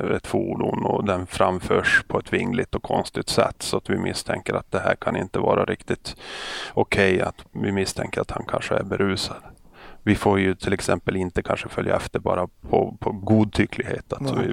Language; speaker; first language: Swedish; native; Swedish